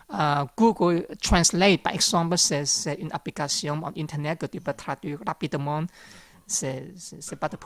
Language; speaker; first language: French; non-native, learner; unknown